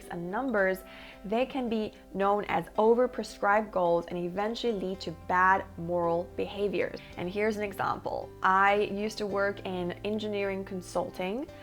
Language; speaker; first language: English; early bilingual, other home language; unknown